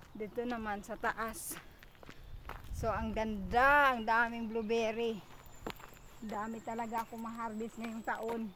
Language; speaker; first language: Filipino; non-native, local second language; Cebuano